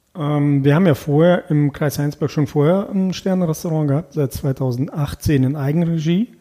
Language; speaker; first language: German; early bilingual, other home language; Russian